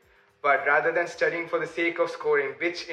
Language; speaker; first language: English; non-native, local second language; Tamil